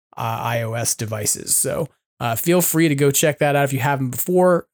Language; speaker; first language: English; native; English